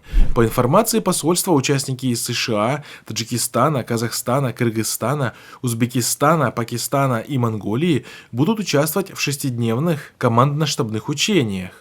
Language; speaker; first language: Russian; native; Russian